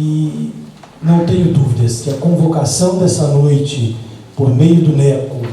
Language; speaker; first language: Portuguese; native; Portuguese